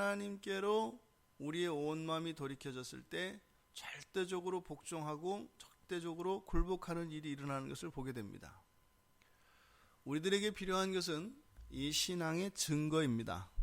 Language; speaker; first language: Korean; native; Korean